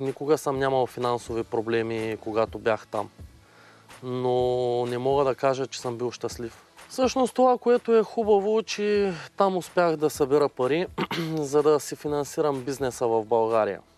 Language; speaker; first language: Bulgarian; native; Bulgarian